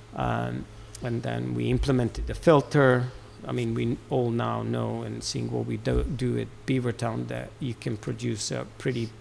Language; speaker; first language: English; non-native, fluent; Serbian